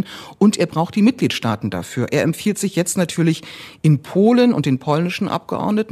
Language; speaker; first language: German; native; German